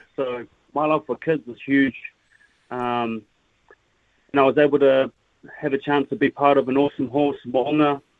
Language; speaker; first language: English; native; English